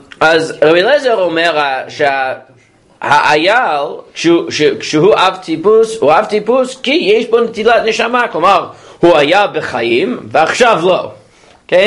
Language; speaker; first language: Hebrew; non-native, fluent; English